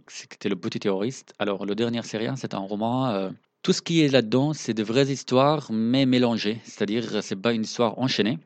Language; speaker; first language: French; non-native, fluent; Arabic